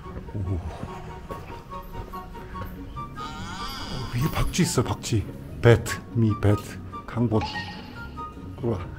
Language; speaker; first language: Thai; non-native, learner; Korean